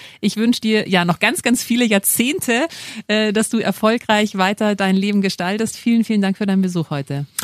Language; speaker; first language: German; native; German